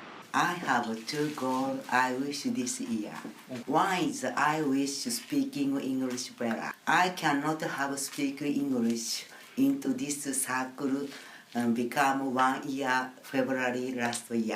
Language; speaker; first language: English; non-native, learner; Japanese